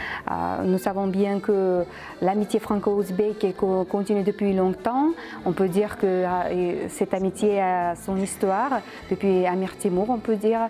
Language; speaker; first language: French; non-native, fluent; Uzbek